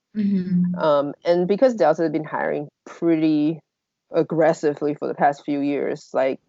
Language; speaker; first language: English; non-native, fluent; Chinese